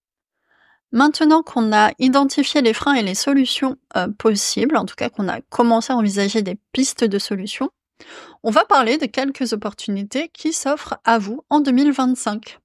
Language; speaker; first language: French; native; French